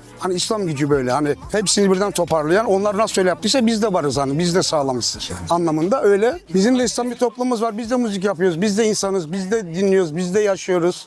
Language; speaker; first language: Turkish; early bilingual, heritage; Turkish